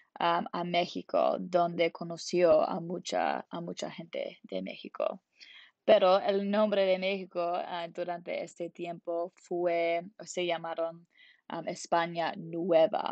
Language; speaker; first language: Spanish; non-native, learner; English